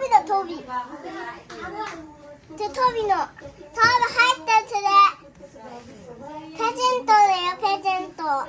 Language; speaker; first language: Japanese; early bilingual, other home language; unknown